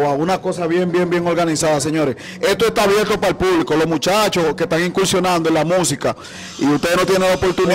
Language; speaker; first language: Spanish; native; Spanish